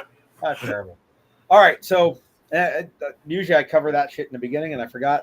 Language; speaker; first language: English; native; English